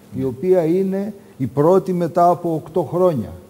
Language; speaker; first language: Greek; native; Greek